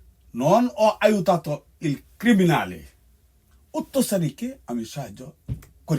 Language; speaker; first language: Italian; non-native, fluent; Bangla